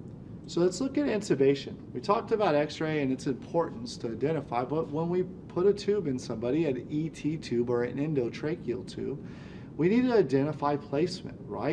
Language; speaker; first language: English; native; English